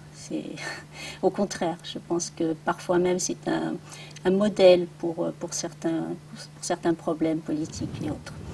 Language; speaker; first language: French; early bilingual, other home language; Arabic